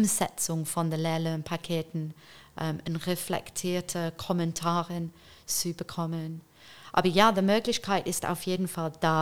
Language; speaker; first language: German; non-native, fluent; English